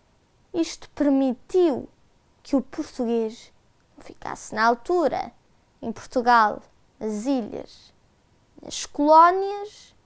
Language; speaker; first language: Portuguese; early bilingual, heritage; Portuguese